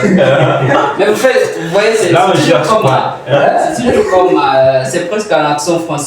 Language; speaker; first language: French; non-native, learner; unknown